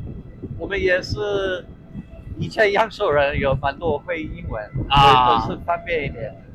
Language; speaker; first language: Chinese; non-native, fluent; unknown